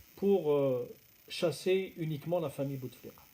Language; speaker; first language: French; non-native, local second language; Arabic